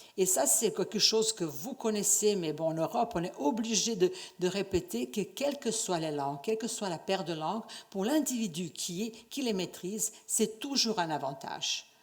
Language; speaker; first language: French; non-native, fluent; Serbian